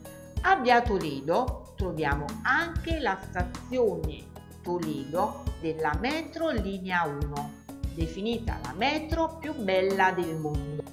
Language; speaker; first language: Italian; native; Italian